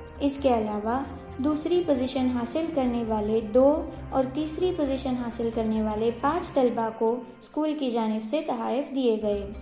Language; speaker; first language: Urdu; native; Urdu